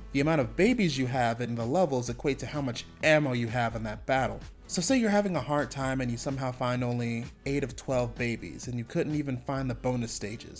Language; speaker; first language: English; native; English